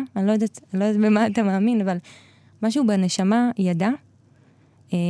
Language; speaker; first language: Hebrew; native; Hebrew